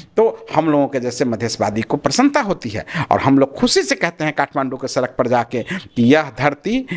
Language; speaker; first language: Hindi; non-native, local second language; Maithili